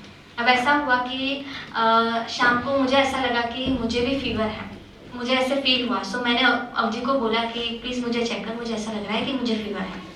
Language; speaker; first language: Hindi; native; Hindi